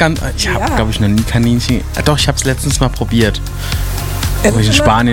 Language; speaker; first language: German; native; German